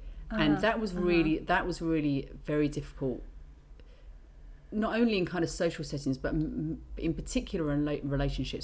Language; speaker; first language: English; native; English